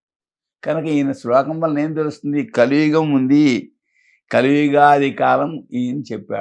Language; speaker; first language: Telugu; native; Telugu